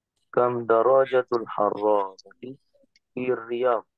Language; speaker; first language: Arabic; non-native, learner; Indonesian